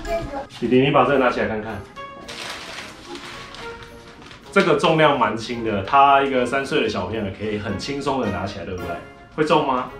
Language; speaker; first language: Chinese; native; Chinese